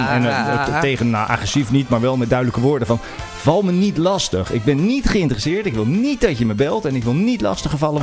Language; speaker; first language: Dutch; native; Dutch